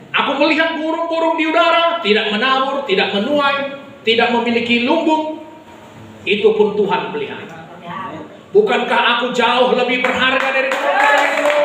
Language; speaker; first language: Indonesian; native; Indonesian